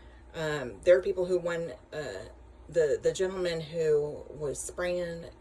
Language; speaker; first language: English; native; English